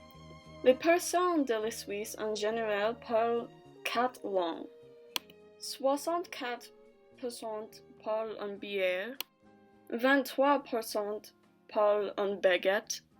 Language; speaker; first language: French; non-native, learner; English